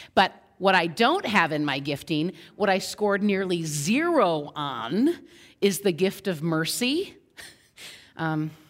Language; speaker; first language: English; native; English